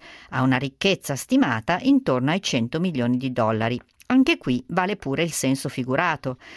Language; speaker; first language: Italian; native; Italian